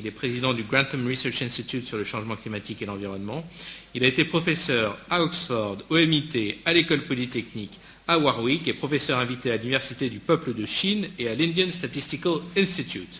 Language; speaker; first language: French; native; French